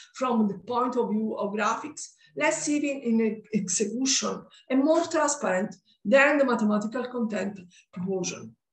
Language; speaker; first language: English; non-native, learner; Italian